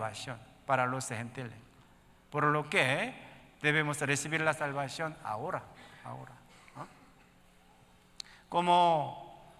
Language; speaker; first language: Spanish; non-native, learner; Korean